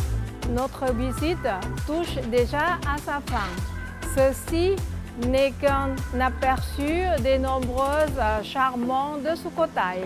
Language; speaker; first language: French; non-native, fluent; Thai